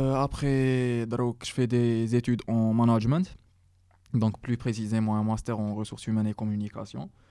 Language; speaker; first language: French; non-native, local second language; Arabic